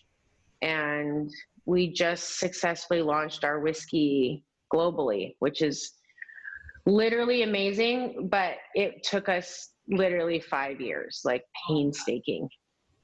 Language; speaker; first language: English; native; English